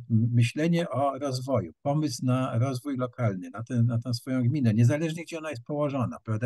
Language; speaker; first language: Polish; native; Polish